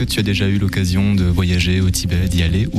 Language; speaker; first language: French; native; French